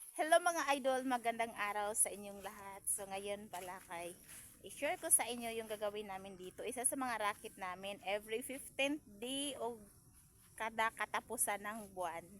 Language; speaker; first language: Filipino; non-native, local second language; Cebuano